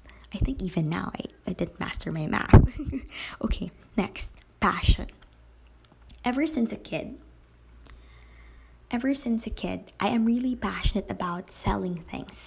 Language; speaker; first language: English; non-native, local second language; Kinaray-a